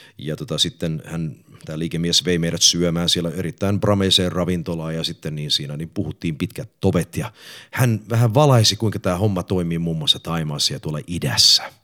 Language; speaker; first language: Finnish; early bilingual, heritage; English